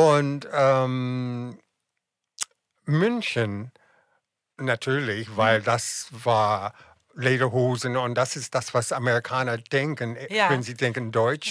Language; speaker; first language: German; non-native, fluent; English